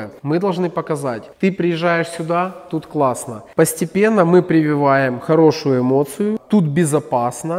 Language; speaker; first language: Russian; native; Russian